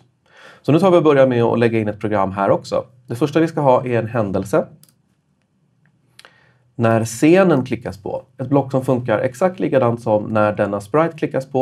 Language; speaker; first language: Swedish; native; Swedish